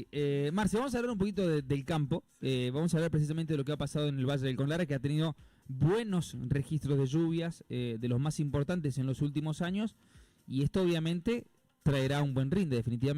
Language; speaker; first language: Spanish; native; Spanish